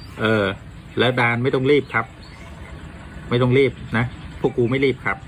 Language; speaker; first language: Thai; native; Thai